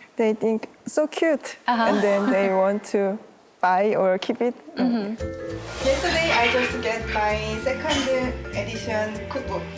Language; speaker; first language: English; non-native, learner; Korean